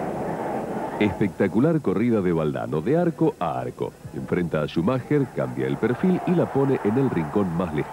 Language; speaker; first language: Spanish; native; Spanish